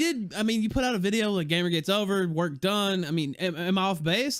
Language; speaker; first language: English; native; English